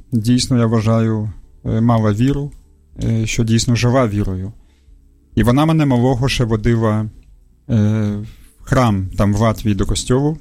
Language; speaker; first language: Ukrainian; early bilingual, other home language; Russian